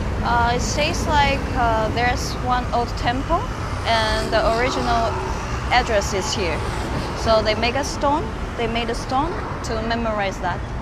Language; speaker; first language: English; non-native, fluent; Chinese